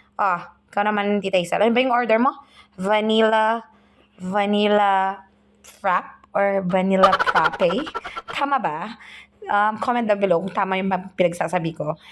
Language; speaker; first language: Filipino; native; Filipino